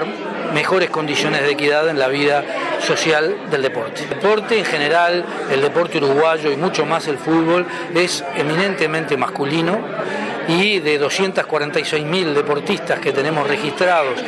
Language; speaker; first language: Spanish; native; Spanish